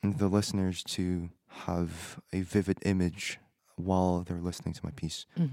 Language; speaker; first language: English; non-native, fluent; Korean